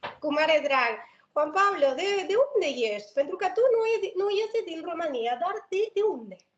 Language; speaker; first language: Romanian; non-native, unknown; Spanish